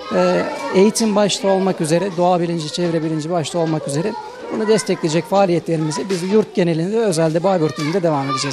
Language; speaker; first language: Turkish; native; Turkish